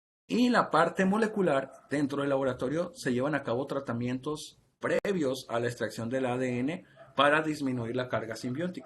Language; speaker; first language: Spanish; native; Spanish